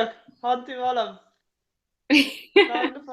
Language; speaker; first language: Irish; non-native, local second language; English